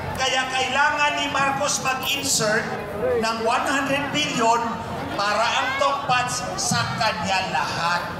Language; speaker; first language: Filipino; native; Filipino